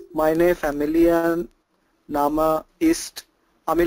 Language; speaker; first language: German; non-native, learner; Tamil